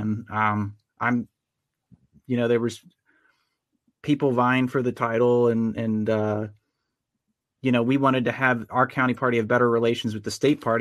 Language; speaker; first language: English; native; English